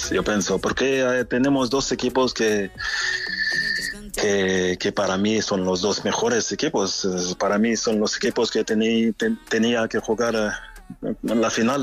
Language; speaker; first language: Spanish; non-native, fluent; French